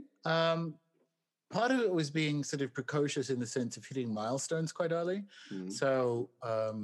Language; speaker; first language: English; native; English